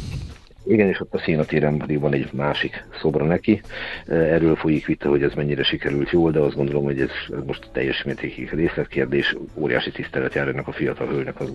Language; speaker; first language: Hungarian; native; Hungarian